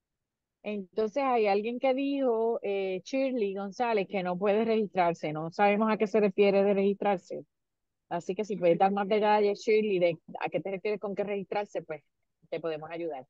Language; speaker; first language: Spanish; native; Spanish